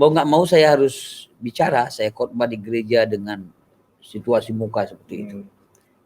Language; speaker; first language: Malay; non-native, local second language; Achinese